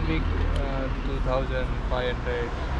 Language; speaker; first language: English; non-native, learner; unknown